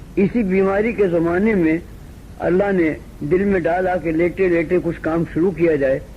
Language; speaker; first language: Urdu; native; Urdu